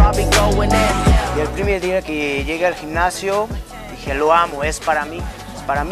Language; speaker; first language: Spanish; non-native, fluent; Hungarian